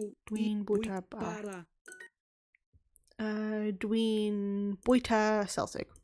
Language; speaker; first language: Welsh; non-native, learner; English